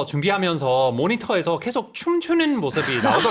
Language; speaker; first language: Korean; non-native, fluent; English